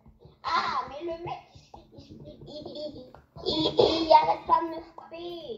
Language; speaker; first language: French; native; French